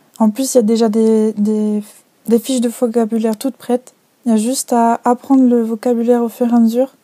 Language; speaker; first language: French; native; French